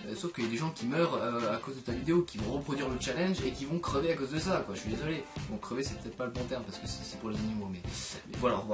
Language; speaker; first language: French; native; French